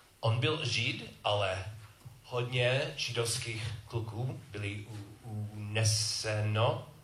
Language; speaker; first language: Czech; non-native, learner; English